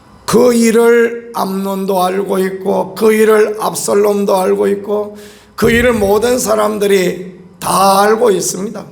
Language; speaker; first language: Korean; native; Korean